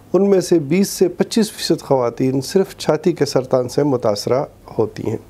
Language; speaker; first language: Urdu; non-native, local second language; Pashto